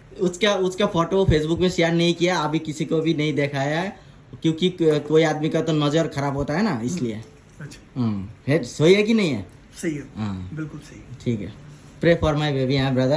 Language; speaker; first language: Hindi; non-native, learner; Bangla